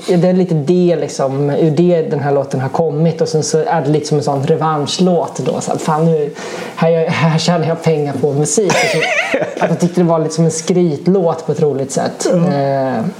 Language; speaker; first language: Swedish; native; Swedish